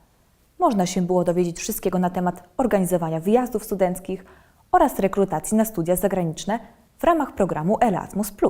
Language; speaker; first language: Polish; native; Polish